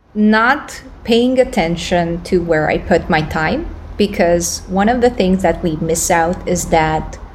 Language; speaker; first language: English; non-native, fluent; Romanian